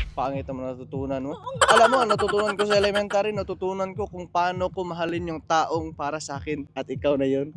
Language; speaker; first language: Filipino; native; Filipino